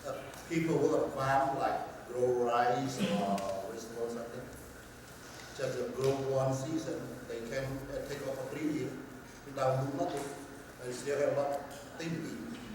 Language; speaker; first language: English; non-native, learner; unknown